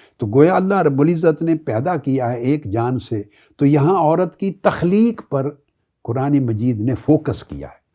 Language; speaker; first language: Urdu; non-native, local second language; Punjabi